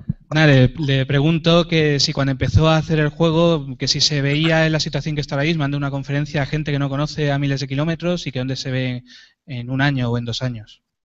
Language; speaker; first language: Spanish; native; Spanish